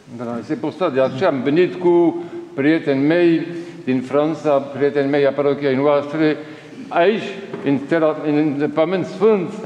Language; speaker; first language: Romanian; non-native, learner; French